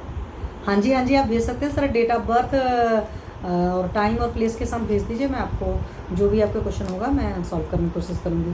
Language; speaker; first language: Hindi; native; Hindi